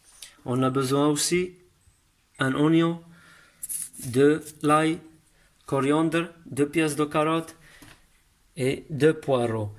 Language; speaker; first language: French; non-native, learner; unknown